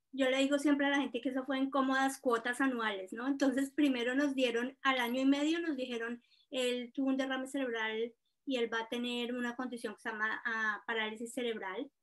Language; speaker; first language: Spanish; native; Spanish